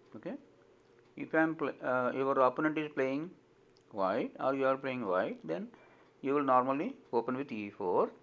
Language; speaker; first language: English; non-native, local second language; Telugu